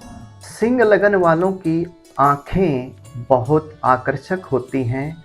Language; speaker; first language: Hindi; native; Hindi